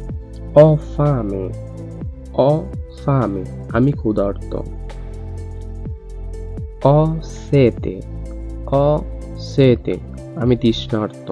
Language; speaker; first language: Italian; non-native, learner; Bangla